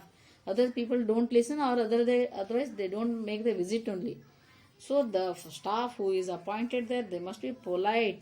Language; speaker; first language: English; non-native, local second language; Kannada